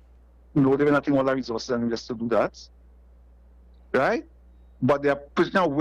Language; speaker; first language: English; native; English